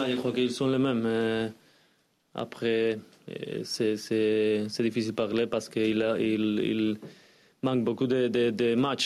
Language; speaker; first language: French; non-native, learner; Spanish